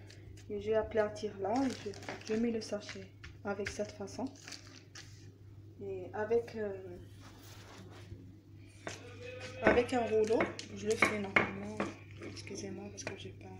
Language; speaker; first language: French; non-native, learner; Arabic